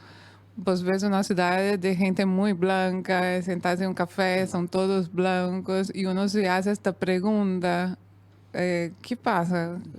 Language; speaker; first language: Spanish; non-native, fluent; Portuguese